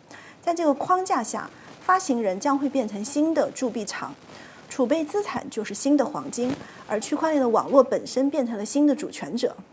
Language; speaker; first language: Chinese; native; Chinese